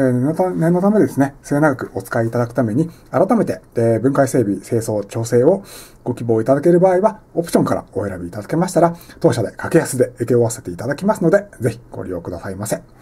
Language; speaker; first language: Japanese; native; Japanese